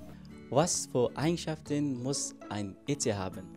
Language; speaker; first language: German; non-native, learner; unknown